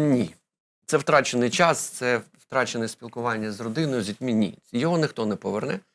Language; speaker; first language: Ukrainian; non-native, local second language; Russian